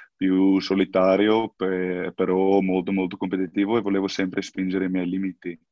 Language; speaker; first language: Italian; non-native, fluent; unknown